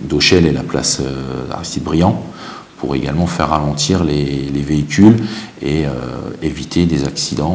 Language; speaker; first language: French; native; French